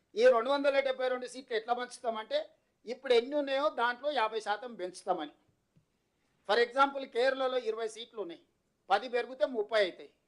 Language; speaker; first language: Telugu; native; Telugu